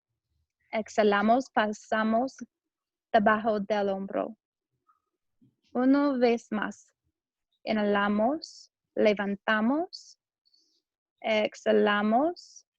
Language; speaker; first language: Spanish; non-native, learner; English